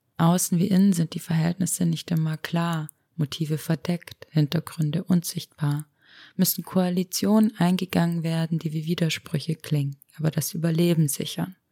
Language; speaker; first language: German; early bilingual, other home language; Romanian